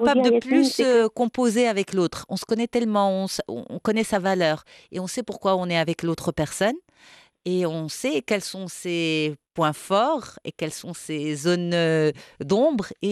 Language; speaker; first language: French; non-native, local second language; Arabic